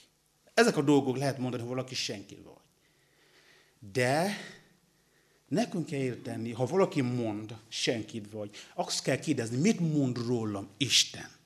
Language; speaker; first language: Hungarian; non-native, learner; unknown